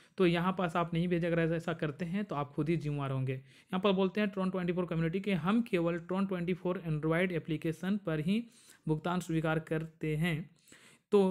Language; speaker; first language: Hindi; native; Hindi